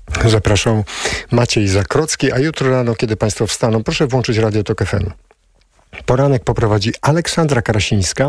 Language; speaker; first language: Polish; native; Polish